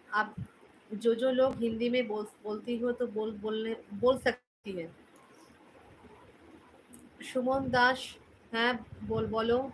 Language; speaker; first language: Hindi; non-native, local second language; Bangla